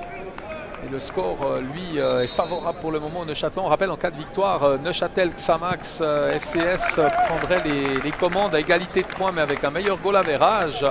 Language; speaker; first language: French; native; French